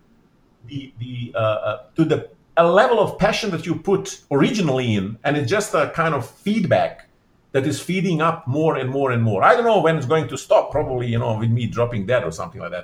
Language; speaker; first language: English; non-native, fluent; Bosnian